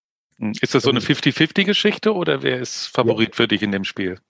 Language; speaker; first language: German; native; German